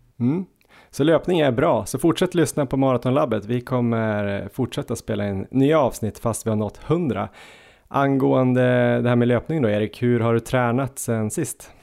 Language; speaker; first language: Swedish; native; Swedish